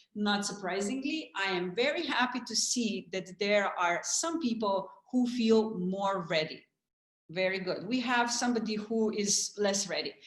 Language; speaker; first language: English; non-native, fluent; Slovenian